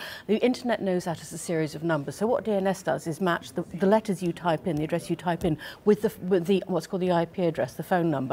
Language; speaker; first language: English; native; English